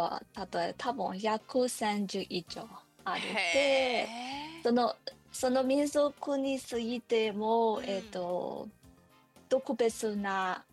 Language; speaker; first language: Japanese; non-native, learner; Burmese